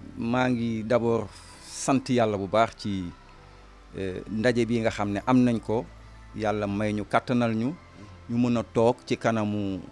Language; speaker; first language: Wolof; native; Wolof